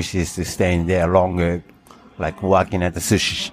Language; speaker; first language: English; non-native, fluent; Japanese